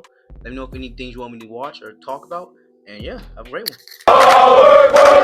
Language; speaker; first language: English; native; English